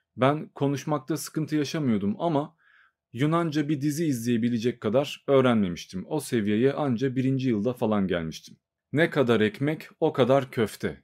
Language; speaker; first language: Turkish; native; Turkish